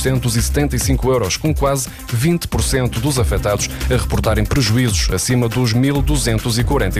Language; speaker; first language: Portuguese; native; Portuguese